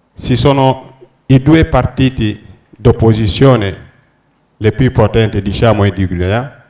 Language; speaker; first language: Italian; non-native, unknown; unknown